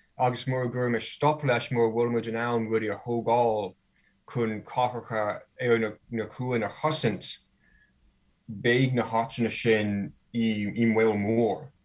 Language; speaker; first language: Irish; non-native, fluent; English